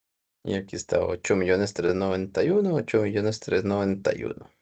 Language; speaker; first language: Spanish; native; Spanish